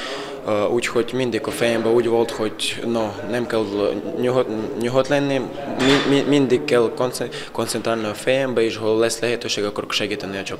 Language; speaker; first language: Hungarian; non-native, learner; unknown